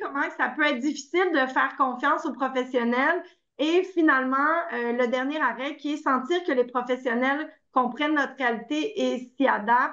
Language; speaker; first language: French; native; French